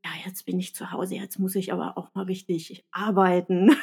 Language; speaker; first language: German; native; German